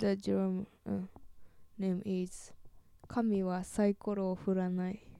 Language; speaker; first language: English; non-native, learner; Japanese